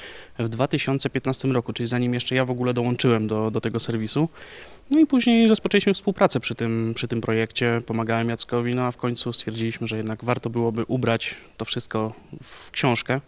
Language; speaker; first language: Polish; native; Polish